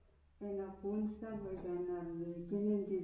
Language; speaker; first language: Dutch; non-native, learner; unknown